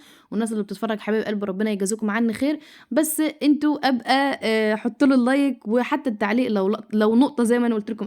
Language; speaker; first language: Arabic; native; Arabic